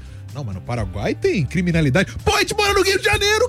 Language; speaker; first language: Portuguese; native; Portuguese